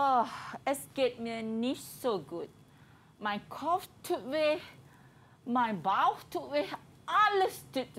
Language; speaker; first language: German; non-native, learner; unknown